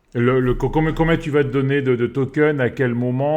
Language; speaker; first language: French; native; French